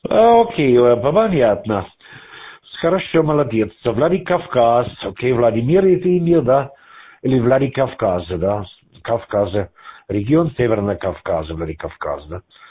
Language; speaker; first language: Russian; non-native, learner; German